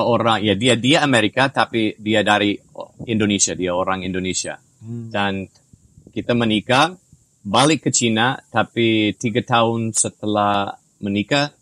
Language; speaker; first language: Indonesian; non-native, fluent; English